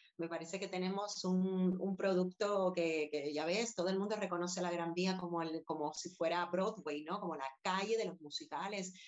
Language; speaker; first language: Spanish; native; Spanish